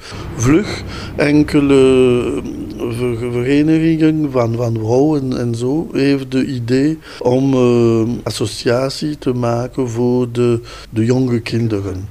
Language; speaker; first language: Dutch; non-native, local second language; French